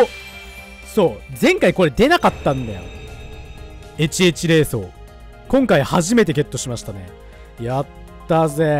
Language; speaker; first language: Japanese; native; Japanese